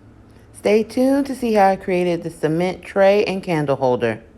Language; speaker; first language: English; native; English